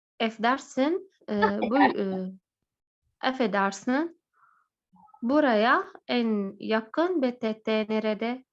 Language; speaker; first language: Turkish; non-native, learner; Arabic